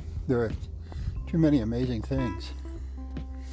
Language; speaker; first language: English; native; English